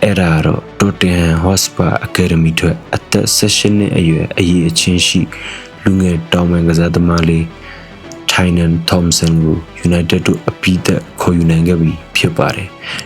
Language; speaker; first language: Burmese; native; Burmese